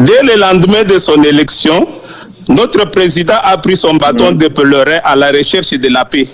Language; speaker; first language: French; non-native, local second language; Lingala